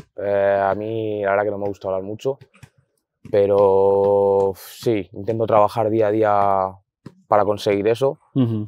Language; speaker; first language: Spanish; early bilingual, other home language; Arabic